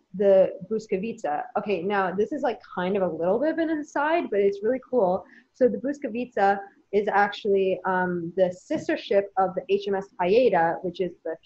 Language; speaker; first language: English; native; English